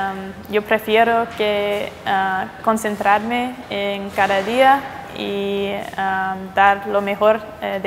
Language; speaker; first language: Spanish; non-native, fluent; English